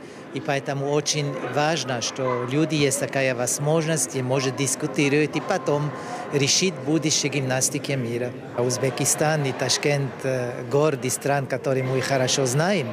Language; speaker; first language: Russian; non-native, learner; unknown